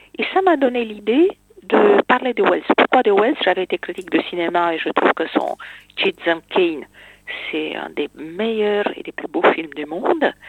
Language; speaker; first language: French; non-native, fluent; Romanian